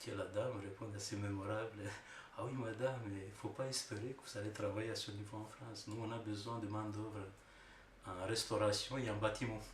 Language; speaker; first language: French; non-native, fluent; Romanian